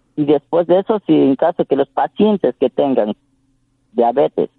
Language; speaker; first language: Spanish; non-native, local second language; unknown